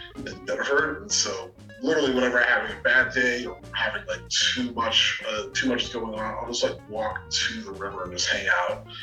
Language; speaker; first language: English; native; English